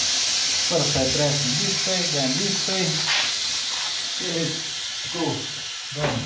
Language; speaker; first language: English; non-native, learner; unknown